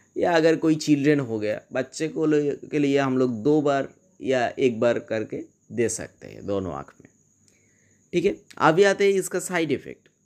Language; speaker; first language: Hindi; non-native, local second language; Bangla